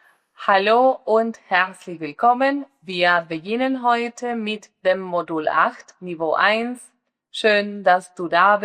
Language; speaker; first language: German; non-native, fluent; Spanish